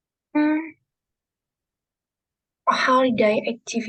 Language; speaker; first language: English; non-native, learner; Vietnamese